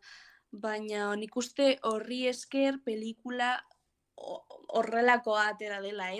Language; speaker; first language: Basque; non-native, local second language; Spanish